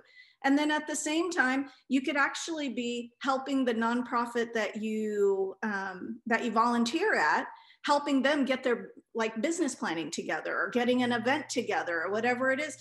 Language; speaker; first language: English; non-native, local second language; Punjabi